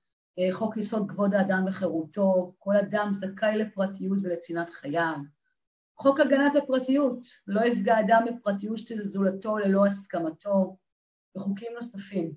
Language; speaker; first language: Hebrew; native; Hebrew